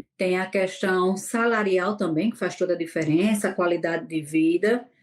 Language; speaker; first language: Portuguese; native; Portuguese